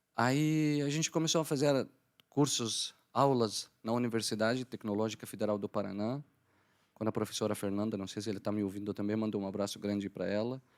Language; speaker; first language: Portuguese; non-native, fluent; Arabic